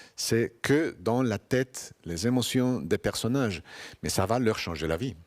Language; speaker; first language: French; non-native, fluent; Spanish